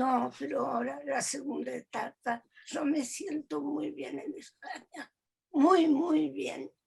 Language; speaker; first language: Spanish; early bilingual, other home language; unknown